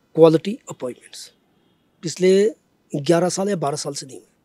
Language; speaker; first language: Hindi; native; Hindi